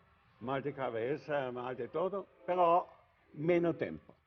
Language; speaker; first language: Spanish; non-native, learner; Italian